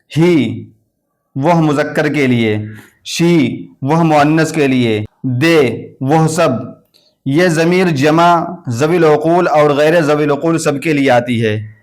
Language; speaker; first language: Urdu; native; Urdu